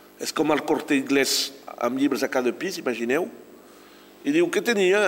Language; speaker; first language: Catalan; non-native, local second language; French